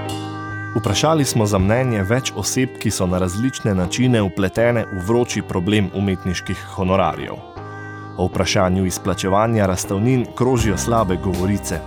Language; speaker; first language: Slovenian; native; Slovenian